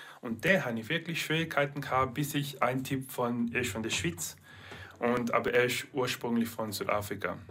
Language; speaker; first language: German; non-native, learner; English